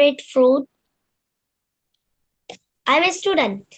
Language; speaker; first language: English; non-native, learner; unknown